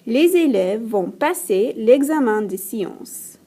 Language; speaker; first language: French; non-native, fluent; English